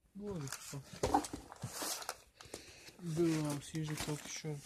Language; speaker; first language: French; non-native, learner; Croatian